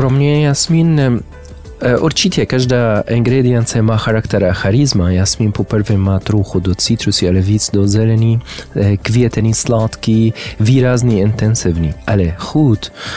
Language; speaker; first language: Czech; non-native, learner; Arabic